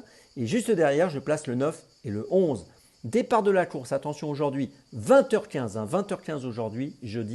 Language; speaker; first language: French; native; French